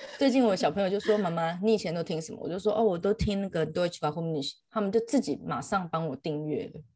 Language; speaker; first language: Chinese; native; Chinese